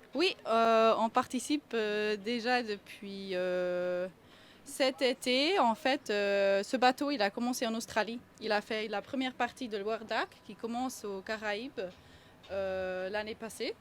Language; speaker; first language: French; non-native, fluent; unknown